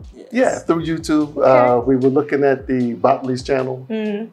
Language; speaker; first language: English; native; English